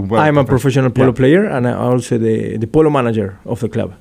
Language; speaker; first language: English; non-native, fluent; Spanish